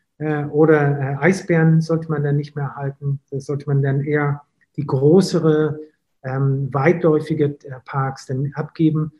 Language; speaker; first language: German; non-native, fluent; English